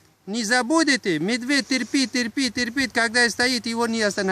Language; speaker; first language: Russian; non-native, learner; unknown